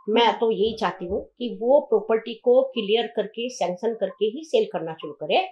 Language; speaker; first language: Hindi; native; Hindi